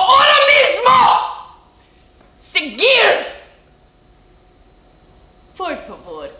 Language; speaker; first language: Spanish; non-native, learner; English